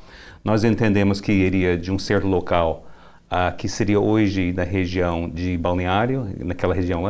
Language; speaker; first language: Portuguese; native; Portuguese